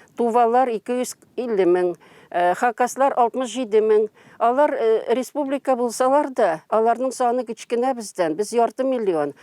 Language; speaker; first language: Tatar; native; Tatar